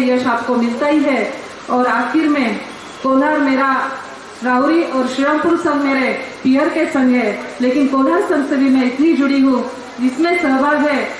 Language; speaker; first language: Hindi; non-native, local second language; Marathi